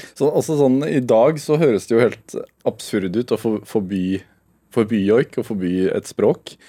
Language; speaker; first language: Norwegian; native; Norwegian